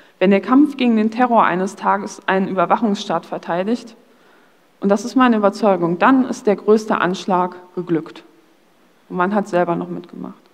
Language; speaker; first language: German; early bilingual, other home language; Polish